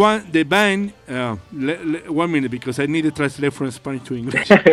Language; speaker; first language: English; non-native, learner; Spanish